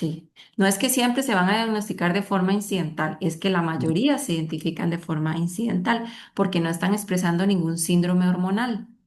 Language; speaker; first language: Spanish; native; Spanish